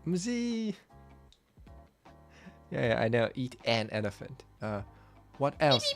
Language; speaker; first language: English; non-native, fluent; Min Nan Chinese